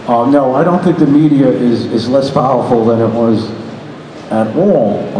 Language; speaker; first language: English; native; English